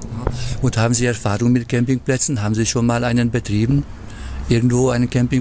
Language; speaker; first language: German; native; German